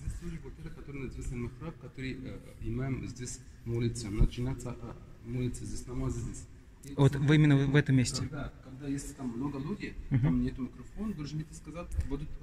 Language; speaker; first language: Russian; non-native, learner; Arabic